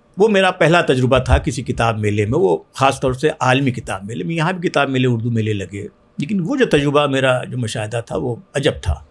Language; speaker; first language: Urdu; native; Urdu